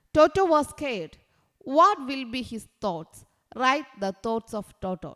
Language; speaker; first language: English; non-native, local second language; Malayalam